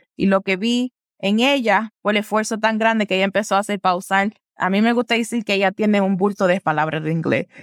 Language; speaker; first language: Spanish; early bilingual, heritage; Spanish